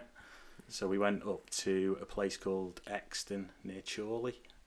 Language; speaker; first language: English; native; English